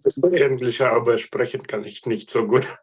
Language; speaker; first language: German; non-native, fluent; Ukrainian